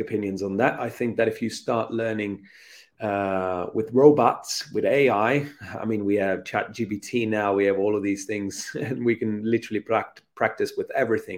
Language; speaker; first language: English; non-native, fluent; Italian